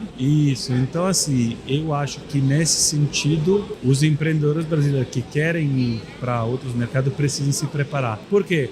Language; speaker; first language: Portuguese; non-native, fluent; Italian